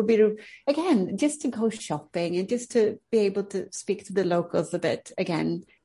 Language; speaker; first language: English; non-native, fluent; Swedish